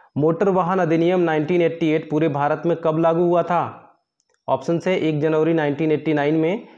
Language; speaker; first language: Hindi; native; Hindi